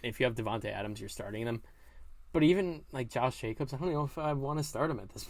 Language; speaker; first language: English; native; English